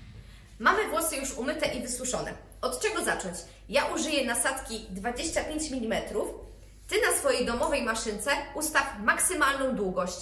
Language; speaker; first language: Polish; native; Polish